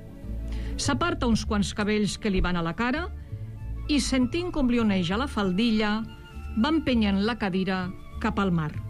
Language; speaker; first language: Catalan; native; Catalan